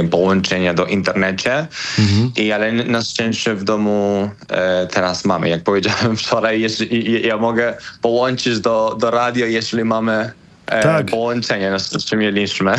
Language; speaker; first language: Polish; non-native, learner; Spanish